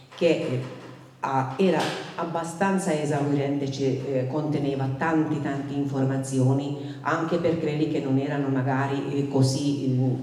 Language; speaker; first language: Italian; non-native, fluent; Hungarian